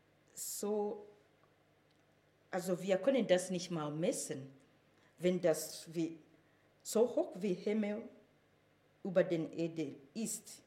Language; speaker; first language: German; non-native, fluent; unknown